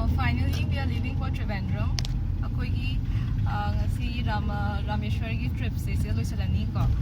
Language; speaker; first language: Manipuri; native; Manipuri